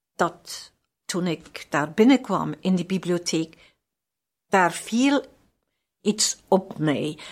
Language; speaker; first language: Dutch; non-native, fluent; German